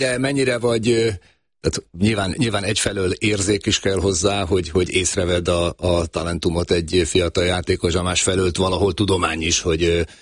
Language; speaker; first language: Hungarian; native; Hungarian